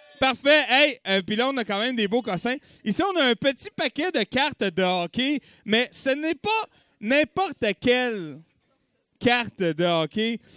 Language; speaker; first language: French; native; French